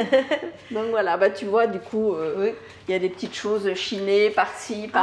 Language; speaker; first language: French; native; French